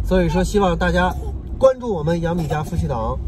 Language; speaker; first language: Chinese; native; Chinese